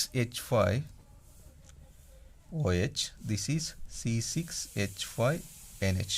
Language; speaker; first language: English; non-native, local second language; Kannada